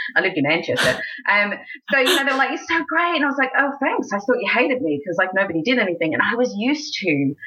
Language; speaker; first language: English; native; English